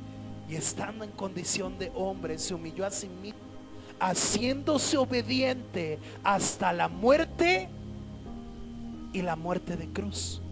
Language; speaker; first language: Spanish; native; Spanish